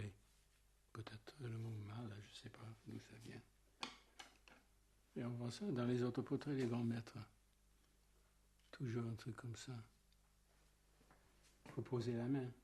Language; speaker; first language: French; non-native, fluent; English